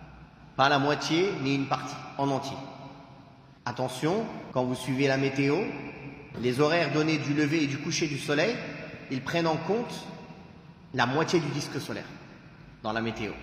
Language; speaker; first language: French; native; French